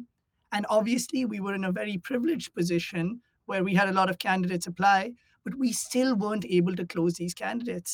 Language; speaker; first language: English; non-native, local second language; Hindi